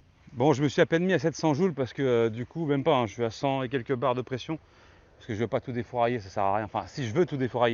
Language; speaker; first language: French; native; French